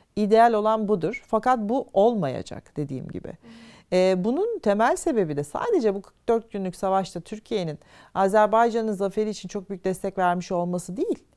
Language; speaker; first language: Turkish; native; Turkish